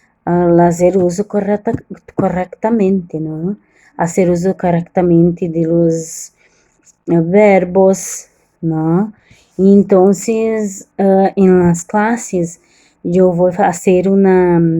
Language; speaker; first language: Spanish; non-native, learner; Portuguese